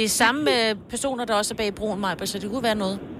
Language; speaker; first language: Danish; native; Danish